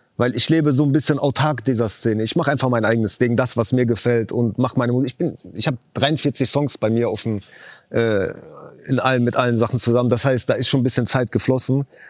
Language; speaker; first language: German; early bilingual, other home language; Chechen